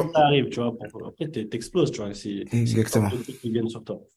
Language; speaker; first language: French; native; French